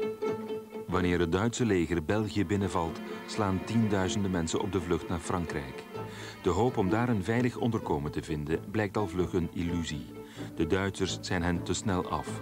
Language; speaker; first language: Dutch; native; Dutch